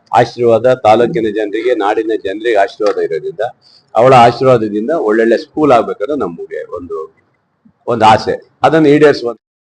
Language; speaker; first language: Kannada; native; Kannada